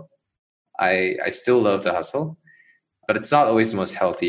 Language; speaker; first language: English; non-native, local second language; Chinese